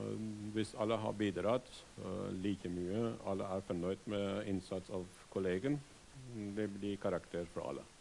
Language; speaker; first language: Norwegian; non-native, fluent; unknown